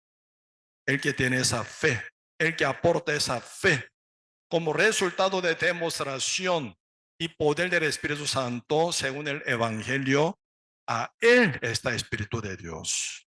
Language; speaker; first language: Spanish; non-native, learner; Korean